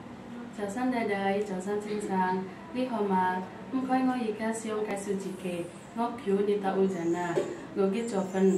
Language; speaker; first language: Cantonese; non-native, learner; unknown